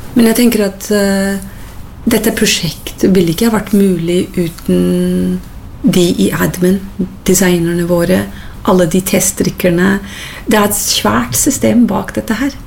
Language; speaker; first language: Norwegian; non-native, fluent; English